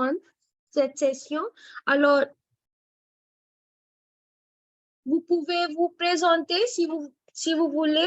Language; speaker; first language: French; non-native, fluent; Hindi